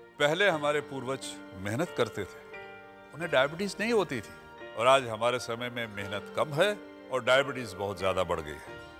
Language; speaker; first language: Hindi; native; Hindi